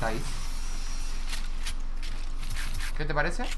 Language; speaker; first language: Spanish; native; Spanish